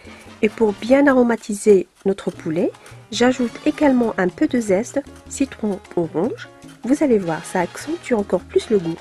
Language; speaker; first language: French; non-native, local second language; Arabic